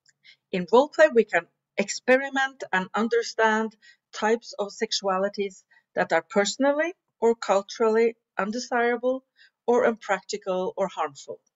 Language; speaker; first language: English; non-native, fluent; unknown